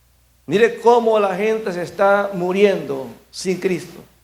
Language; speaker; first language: Spanish; native; Spanish